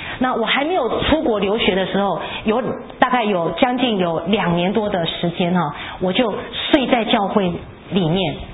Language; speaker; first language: Chinese; non-native, local second language; Hakka Chinese